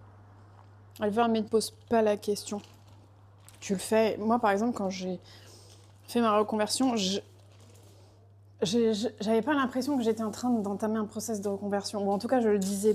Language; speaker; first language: French; native; French